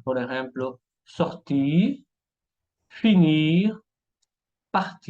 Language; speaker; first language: Spanish; non-native, fluent; French